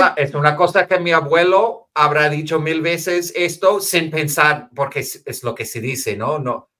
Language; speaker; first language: Spanish; non-native, fluent; English